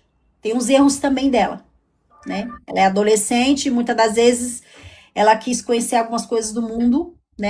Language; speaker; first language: Portuguese; native; Portuguese